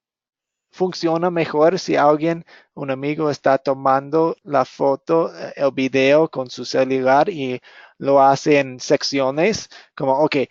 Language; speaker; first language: Spanish; non-native, fluent; English